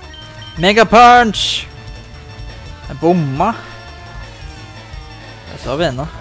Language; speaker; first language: Norwegian; native; Norwegian